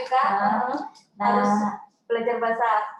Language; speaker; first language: Indonesian; native; Indonesian